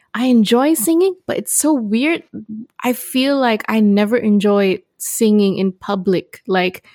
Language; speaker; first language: English; non-native, local second language; Malay